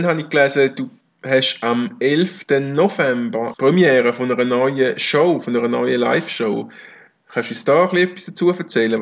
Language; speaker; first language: German; native; German